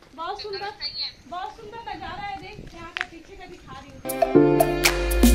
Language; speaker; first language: Hindi; non-native, local second language; Bangla